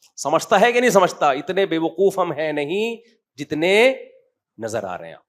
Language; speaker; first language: Urdu; native; Urdu